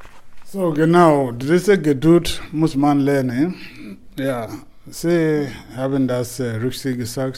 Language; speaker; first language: German; non-native, learner; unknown